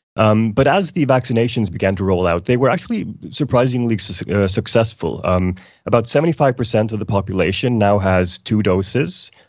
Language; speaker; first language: English; non-native, fluent; Icelandic